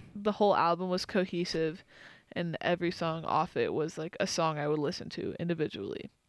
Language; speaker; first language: English; native; English